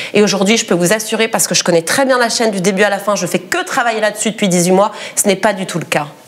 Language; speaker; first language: French; native; French